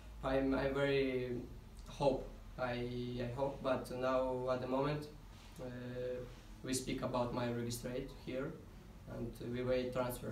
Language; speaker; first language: English; non-native, learner; Russian